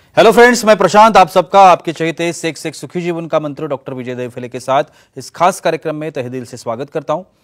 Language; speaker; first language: Hindi; non-native, local second language; Marathi